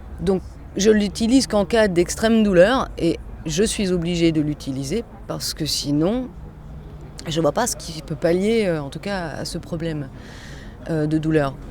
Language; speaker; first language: French; native; French